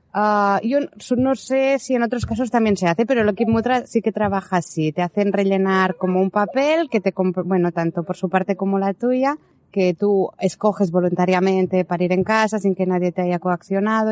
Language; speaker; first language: Spanish; native; Spanish